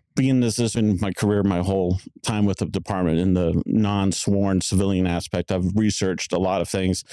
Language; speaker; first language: English; native; English